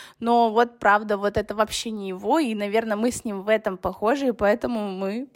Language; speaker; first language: Russian; early bilingual, other home language; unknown